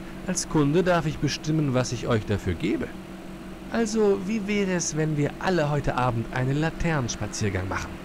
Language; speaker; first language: German; native; German